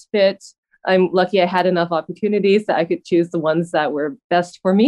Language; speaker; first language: English; native; English